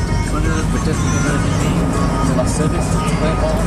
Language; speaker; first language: French; non-native, learner; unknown